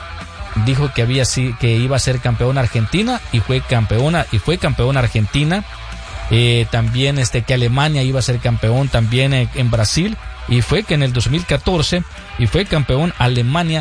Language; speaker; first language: Spanish; native; Spanish